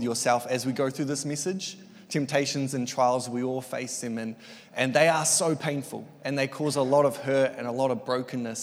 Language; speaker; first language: English; native; English